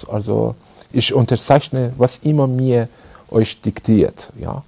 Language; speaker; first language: German; non-native, learner; Persian